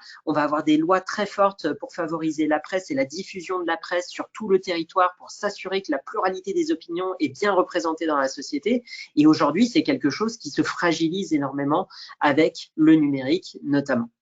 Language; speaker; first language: French; native; French